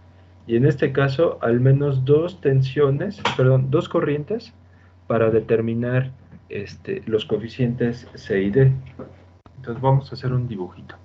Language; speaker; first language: Spanish; native; Spanish